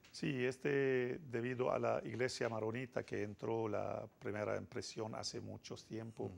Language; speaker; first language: Spanish; non-native, fluent; Arabic